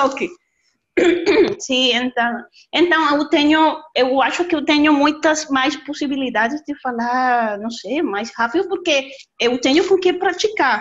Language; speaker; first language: Portuguese; non-native, learner; Spanish